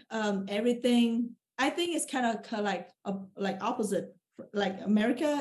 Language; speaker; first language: English; non-native, fluent; Vietnamese